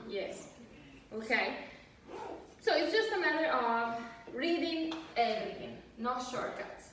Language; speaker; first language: English; non-native, fluent; Italian